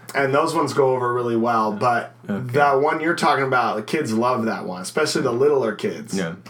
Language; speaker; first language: English; non-native, fluent; Portuguese